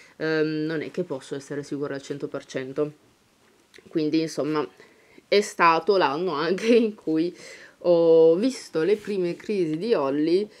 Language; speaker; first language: Italian; native; Italian